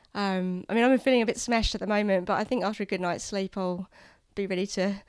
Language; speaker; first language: English; native; English